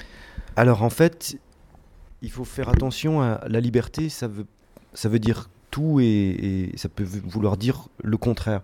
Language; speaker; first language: French; native; French